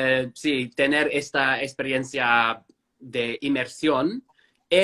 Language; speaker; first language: Spanish; non-native, fluent; English